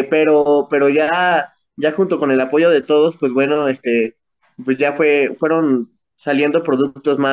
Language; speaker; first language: Spanish; native; Spanish